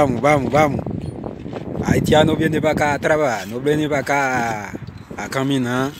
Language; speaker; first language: Portuguese; non-native, learner; Haitian Creole